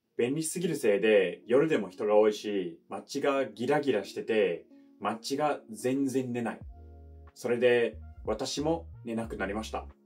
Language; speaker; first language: Japanese; non-native, fluent; English